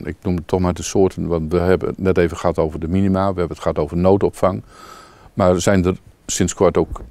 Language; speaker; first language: Dutch; native; Dutch